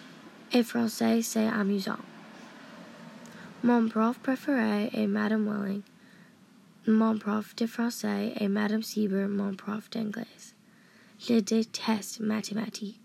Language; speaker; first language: French; non-native, learner; English